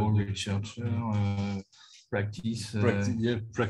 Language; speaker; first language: English; non-native, learner; French